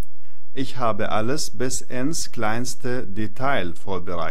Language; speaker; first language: German; non-native, fluent; Arabic